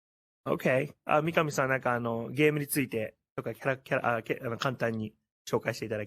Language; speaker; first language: Japanese; native; Japanese